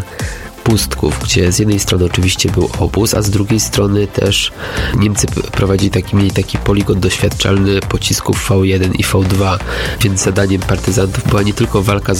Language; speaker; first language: Polish; native; Polish